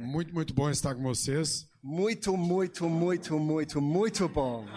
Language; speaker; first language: Portuguese; non-native, fluent; English